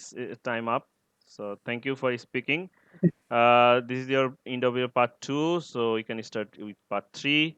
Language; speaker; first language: English; non-native, learner; Bangla